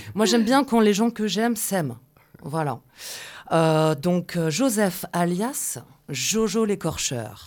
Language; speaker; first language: French; native; French